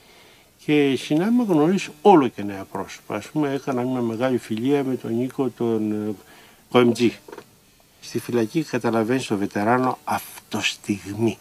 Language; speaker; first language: Greek; native; Greek